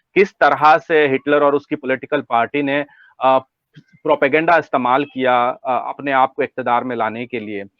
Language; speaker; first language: Urdu; native; Urdu